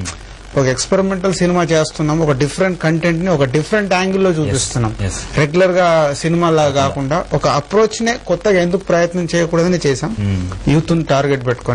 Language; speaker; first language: Telugu; native; Telugu